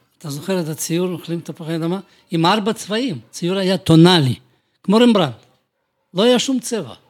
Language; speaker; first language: Hebrew; non-native, fluent; Russian